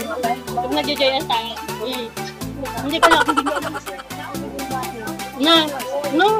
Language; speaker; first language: Filipino; native; Filipino